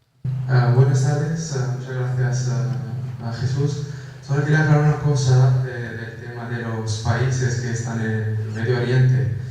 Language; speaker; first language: Spanish; non-native, fluent; Kurdish